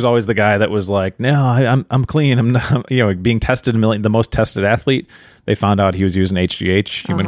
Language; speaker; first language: English; native; English